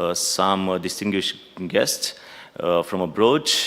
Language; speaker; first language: English; non-native, fluent; Romanian